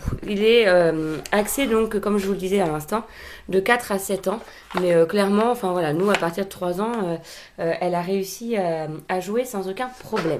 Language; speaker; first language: French; native; French